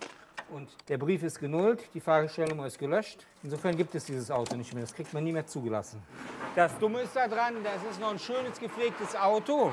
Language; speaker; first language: German; native; German